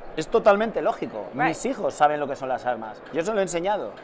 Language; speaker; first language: Spanish; native; Spanish